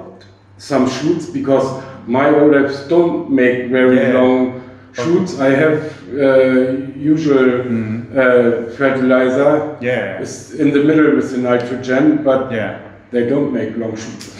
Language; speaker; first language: English; non-native, fluent; German